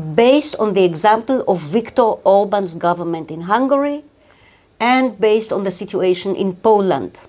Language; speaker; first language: English; non-native, fluent; Hebrew